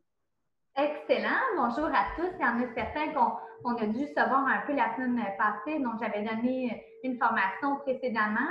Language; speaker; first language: French; native; French